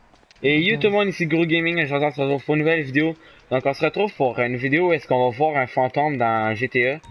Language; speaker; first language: French; native; French